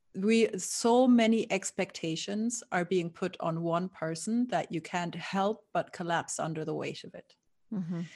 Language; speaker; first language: English; non-native, fluent; German